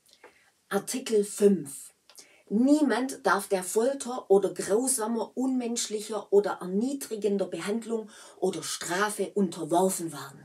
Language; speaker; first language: German; native; German